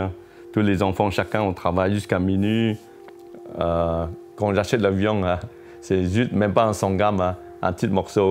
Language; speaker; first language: French; non-native, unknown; Chinese